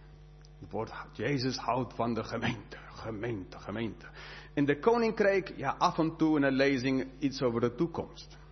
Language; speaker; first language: Dutch; non-native, fluent; English